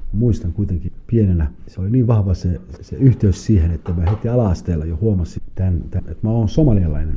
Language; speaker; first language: Finnish; early bilingual, other home language; Somali